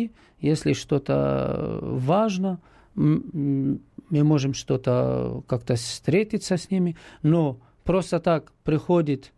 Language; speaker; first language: Russian; non-native, fluent; Arabic